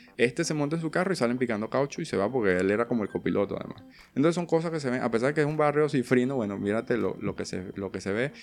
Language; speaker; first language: Spanish; native; Spanish